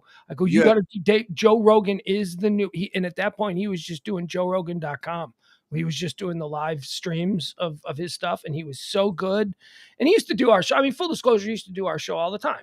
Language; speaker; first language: English; native; English